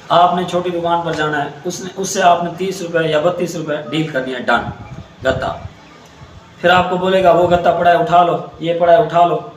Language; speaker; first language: Urdu; non-native, local second language; Saraiki